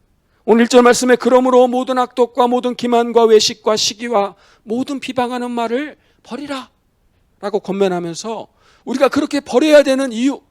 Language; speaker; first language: Korean; native; Korean